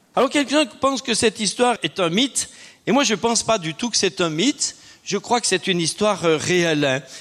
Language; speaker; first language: French; native; French